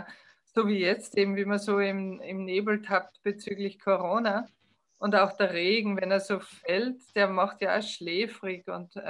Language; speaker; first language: German; native; German